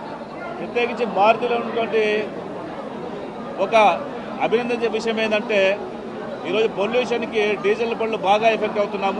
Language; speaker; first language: Telugu; native; Telugu